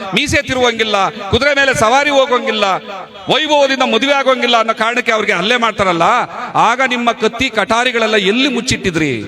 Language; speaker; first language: Kannada; non-native, local second language; Tulu